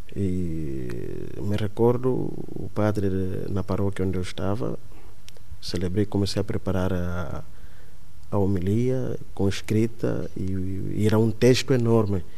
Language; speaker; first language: Portuguese; non-native, local second language; Kongo